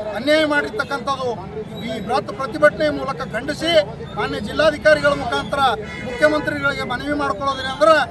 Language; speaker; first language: Kannada; native; Kannada